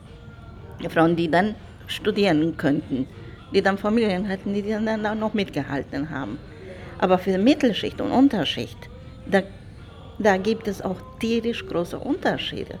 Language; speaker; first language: German; non-native, fluent; Spanish